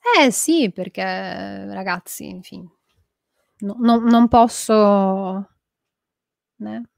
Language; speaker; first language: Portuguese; non-native, fluent; Italian